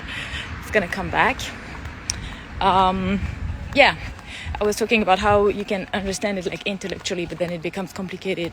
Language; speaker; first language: English; non-native, fluent; French